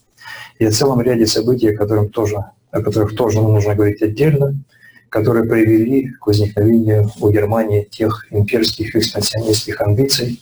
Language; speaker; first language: Russian; native; Russian